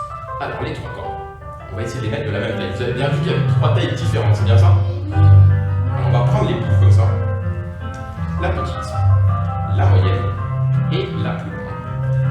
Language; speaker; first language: French; native; French